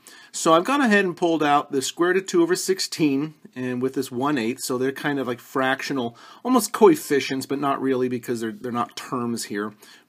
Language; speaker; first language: English; native; English